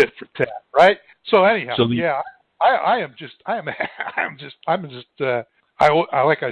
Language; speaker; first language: English; native; English